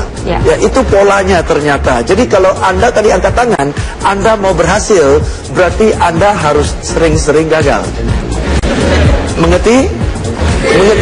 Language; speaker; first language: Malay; non-native, fluent; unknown